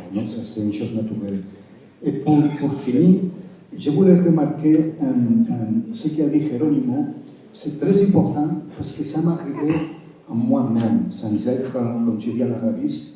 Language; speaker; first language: French; non-native, fluent; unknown